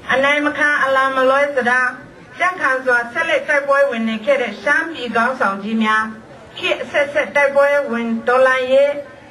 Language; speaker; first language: Burmese; non-native, local second language; Shan